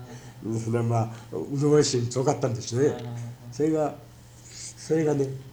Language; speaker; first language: Japanese; native; Japanese